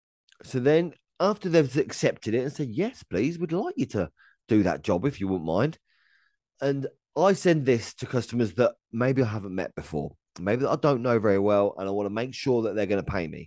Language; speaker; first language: English; native; English